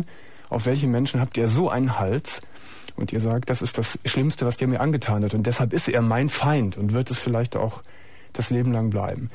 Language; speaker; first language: German; native; German